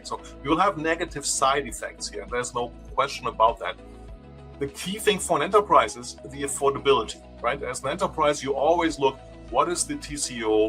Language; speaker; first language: English; non-native, fluent; German